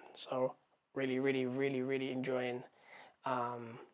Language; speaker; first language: English; native; English